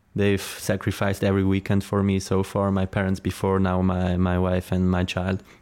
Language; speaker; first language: English; non-native, fluent; Swiss German